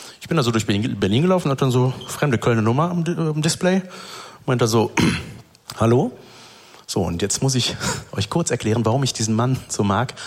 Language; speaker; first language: German; native; German